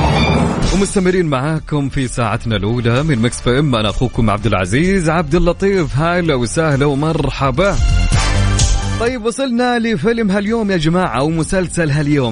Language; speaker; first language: Arabic; native; Arabic